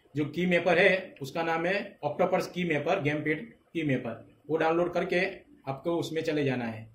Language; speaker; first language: Hindi; non-native, local second language; Gujarati